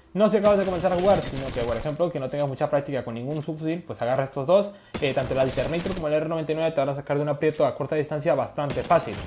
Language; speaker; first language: Spanish; native; Spanish